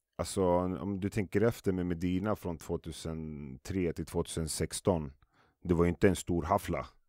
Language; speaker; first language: Swedish; early bilingual, other home language; Arabic